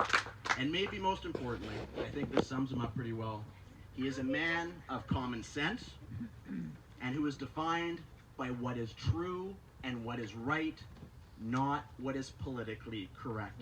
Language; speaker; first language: English; native; English